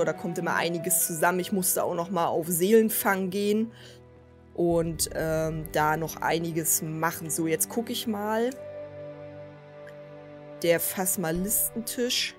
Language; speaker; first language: German; native; German